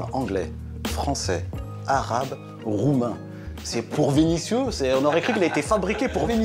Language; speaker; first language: French; native; French